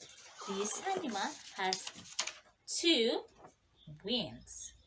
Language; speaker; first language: English; non-native, fluent; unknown